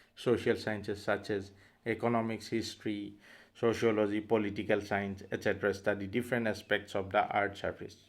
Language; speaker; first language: English; non-native, local second language; Assamese